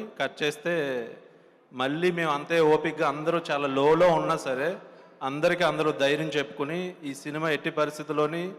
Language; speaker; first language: Telugu; native; Telugu